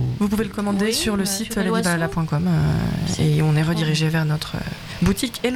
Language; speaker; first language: French; native; French